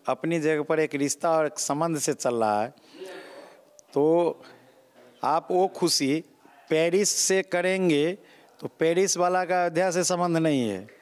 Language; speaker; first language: Hindi; non-native, local second language; Maithili